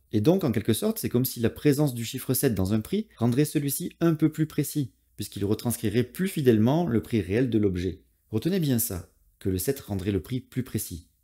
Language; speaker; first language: French; native; French